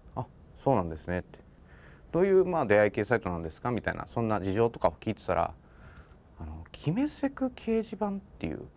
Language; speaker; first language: Japanese; native; Japanese